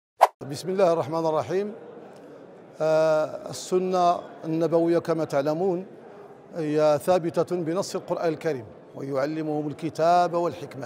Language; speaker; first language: Arabic; native; Arabic